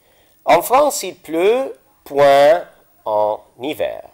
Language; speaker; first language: French; non-native, fluent; Arabic